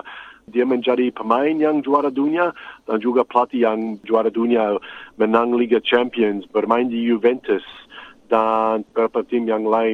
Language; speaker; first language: Indonesian; non-native, fluent; English